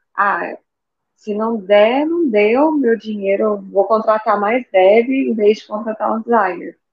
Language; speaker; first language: Portuguese; native; Portuguese